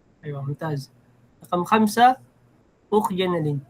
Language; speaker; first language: Arabic; non-native, fluent; Filipino